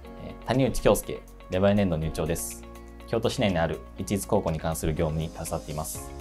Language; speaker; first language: Japanese; native; Japanese